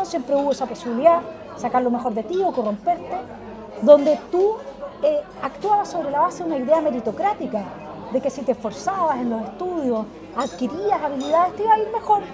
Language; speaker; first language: Spanish; native; Spanish